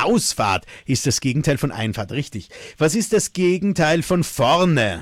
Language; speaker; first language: German; native; German